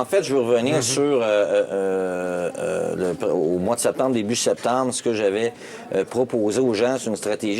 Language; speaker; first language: French; native; French